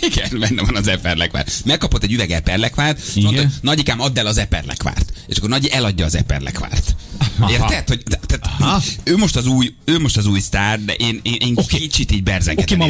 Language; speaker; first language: Hungarian; native; Hungarian